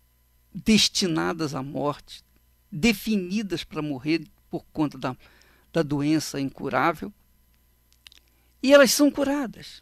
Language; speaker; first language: Portuguese; native; Portuguese